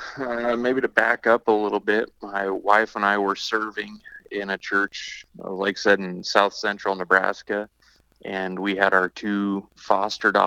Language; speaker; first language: English; native; English